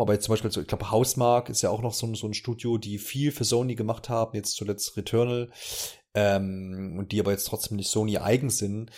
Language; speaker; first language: German; native; German